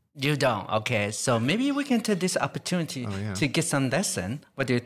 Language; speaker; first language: English; non-native, fluent; Chinese